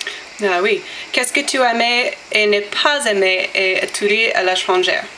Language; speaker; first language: French; non-native, learner; English